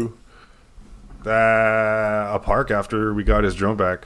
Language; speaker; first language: English; native; English